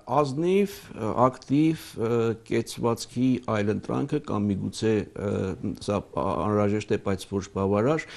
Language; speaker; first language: Armenian; native; Armenian